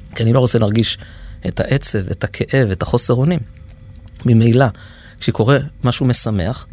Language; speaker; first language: Hebrew; native; Hebrew